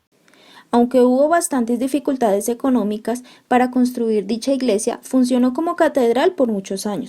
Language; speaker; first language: Spanish; native; Spanish